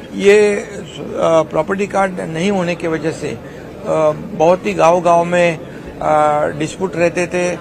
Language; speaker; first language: Hindi; non-native, local second language; Marathi